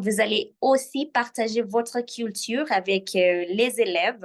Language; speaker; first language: French; non-native, fluent; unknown